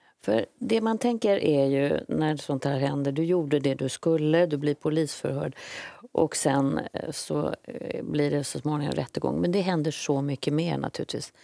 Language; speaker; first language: Swedish; native; Swedish